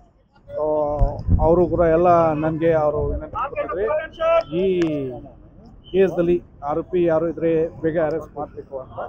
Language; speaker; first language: Kannada; non-native, fluent; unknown